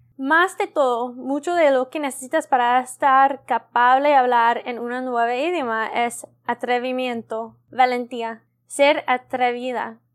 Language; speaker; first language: Spanish; non-native, learner; English